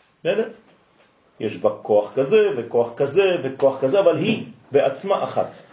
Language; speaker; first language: Hebrew; non-native, fluent; French